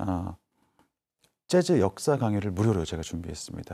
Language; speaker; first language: Korean; native; Korean